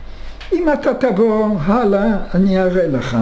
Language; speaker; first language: Hebrew; non-native, fluent; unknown